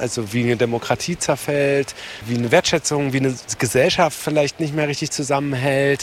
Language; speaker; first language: German; native; German